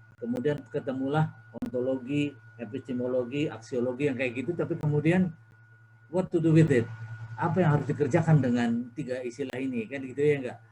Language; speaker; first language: Indonesian; native; Indonesian